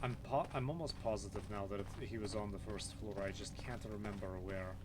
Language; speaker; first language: English; native; English